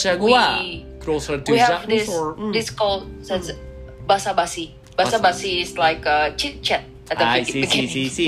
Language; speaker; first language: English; non-native, fluent; Indonesian